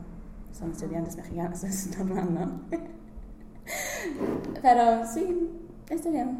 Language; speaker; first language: Spanish; non-native, learner; English